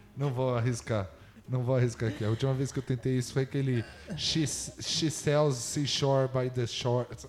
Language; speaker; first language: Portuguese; native; Portuguese